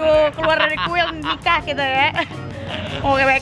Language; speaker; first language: Indonesian; native; Indonesian